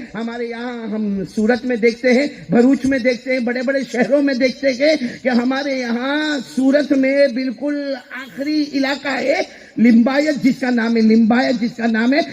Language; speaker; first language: Urdu; non-native, local second language; Gujarati